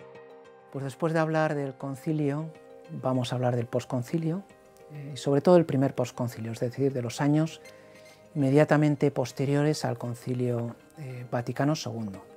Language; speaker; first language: Spanish; native; Spanish